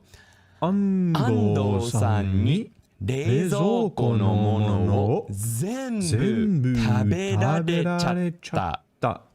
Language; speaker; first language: Japanese; non-native, learner; English